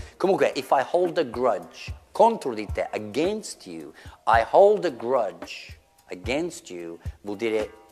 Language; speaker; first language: Italian; non-native, fluent; English